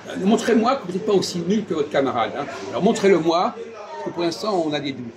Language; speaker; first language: French; native; French